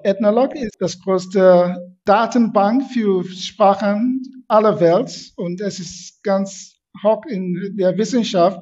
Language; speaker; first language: German; non-native, fluent; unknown